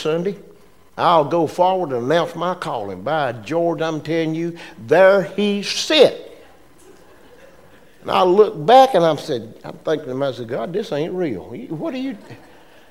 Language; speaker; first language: English; native; English